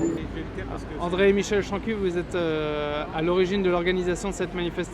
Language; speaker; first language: French; native; French